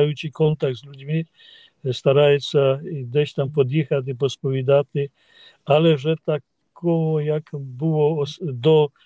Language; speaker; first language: Ukrainian; non-native, fluent; Polish